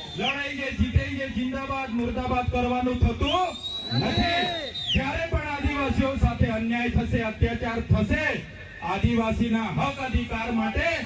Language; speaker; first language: Gujarati; non-native, local second language; Vasavi